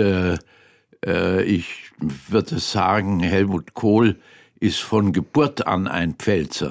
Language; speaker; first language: German; native; German